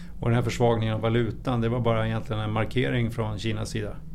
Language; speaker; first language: Swedish; native; Swedish